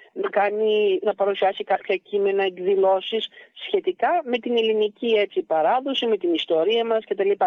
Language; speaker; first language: Greek; early bilingual, heritage; Greek